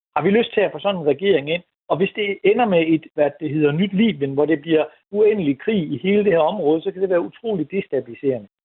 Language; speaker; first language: Danish; native; Danish